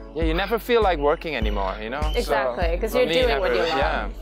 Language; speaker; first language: English; non-native, fluent; Limburgish